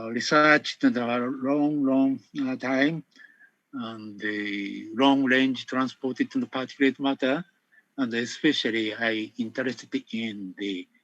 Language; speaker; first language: English; non-native, fluent; Japanese